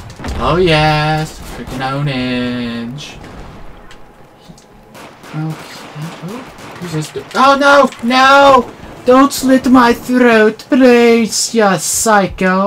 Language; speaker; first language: English; native; English